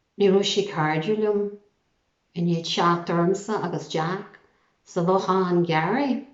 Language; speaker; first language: Irish; native; Irish